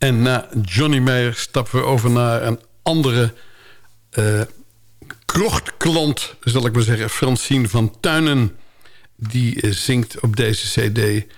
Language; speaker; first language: Dutch; native; Dutch